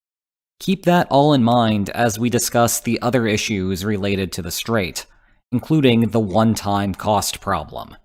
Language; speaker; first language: English; native; English